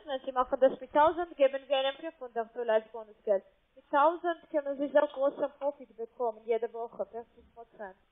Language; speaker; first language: German; non-native, learner; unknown